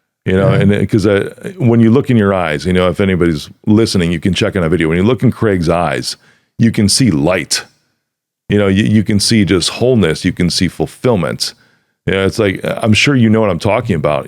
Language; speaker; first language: English; native; English